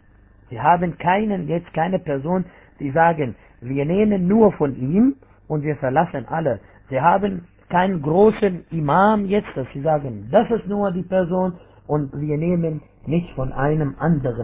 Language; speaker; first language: German; non-native, fluent; Arabic